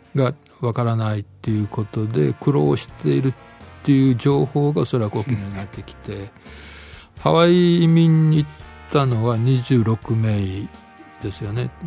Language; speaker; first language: Japanese; native; Japanese